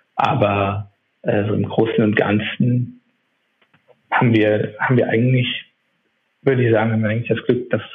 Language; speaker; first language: German; native; German